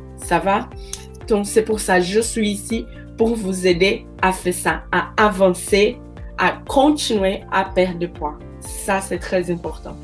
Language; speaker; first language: French; non-native, learner; Portuguese